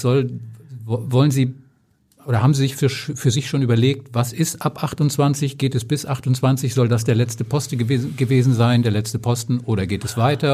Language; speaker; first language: German; native; German